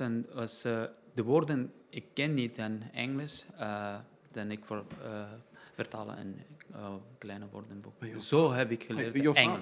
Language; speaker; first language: Dutch; non-native, learner; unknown